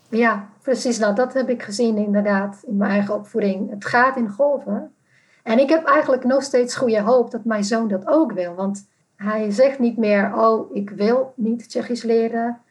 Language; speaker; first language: Dutch; non-native, fluent; Czech